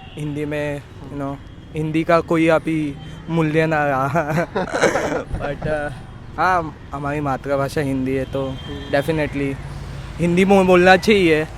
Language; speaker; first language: Hindi; native; Hindi